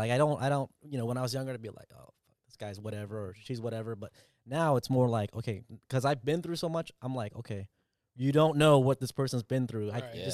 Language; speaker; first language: English; early bilingual, other home language; Vietnamese